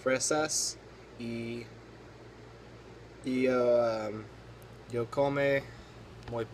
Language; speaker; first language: Spanish; non-native, learner; English